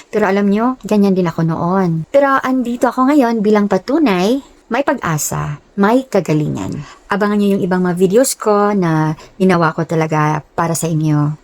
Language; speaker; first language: Filipino; non-native, local second language; Cebuano